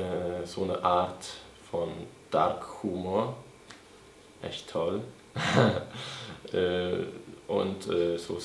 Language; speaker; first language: German; non-native, fluent; Polish